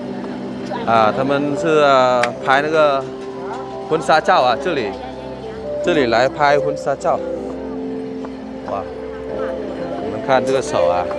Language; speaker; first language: Chinese; non-native, learner; Vietnamese